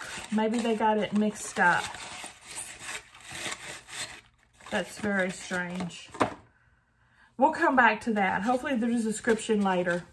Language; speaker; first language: English; native; English